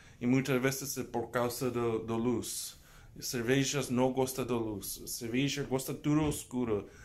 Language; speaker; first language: Portuguese; non-native, learner; English